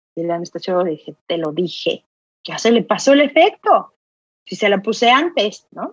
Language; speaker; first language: Spanish; native; Spanish